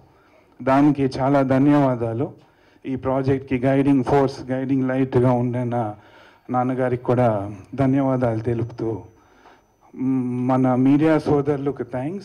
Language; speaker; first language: Telugu; native; Telugu